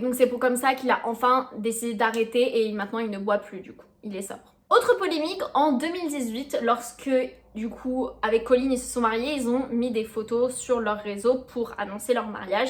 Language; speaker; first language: French; native; French